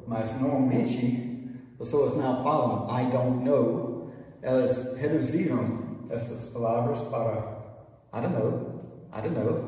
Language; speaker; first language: Portuguese; non-native, fluent; English